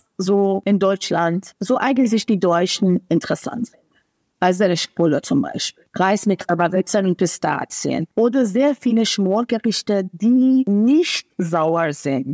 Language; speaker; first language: German; non-native, fluent; Persian